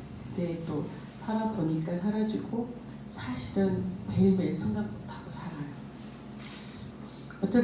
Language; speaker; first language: Korean; native; Korean